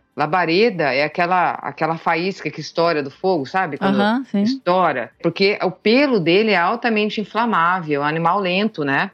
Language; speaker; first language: Portuguese; native; Portuguese